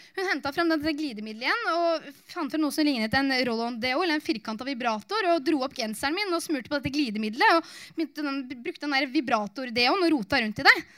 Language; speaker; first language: Norwegian; native; Norwegian